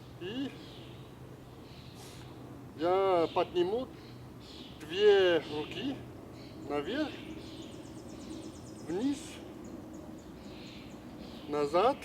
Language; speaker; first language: Russian; non-native, learner; Chinese